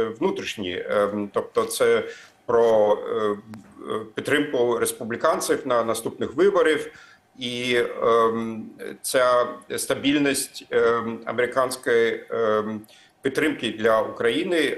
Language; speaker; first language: Ukrainian; non-native, fluent; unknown